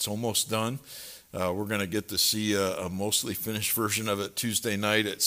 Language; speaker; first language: English; native; English